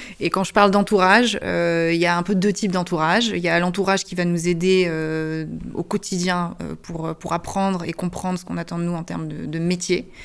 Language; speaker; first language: French; early bilingual, heritage; French